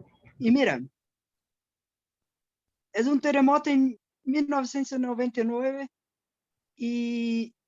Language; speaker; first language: Spanish; non-native, learner; Portuguese